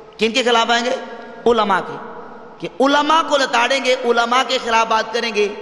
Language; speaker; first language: Urdu; non-native, local second language; Punjabi